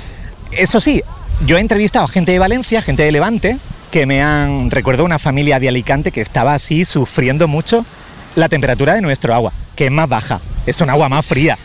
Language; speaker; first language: Spanish; native; Spanish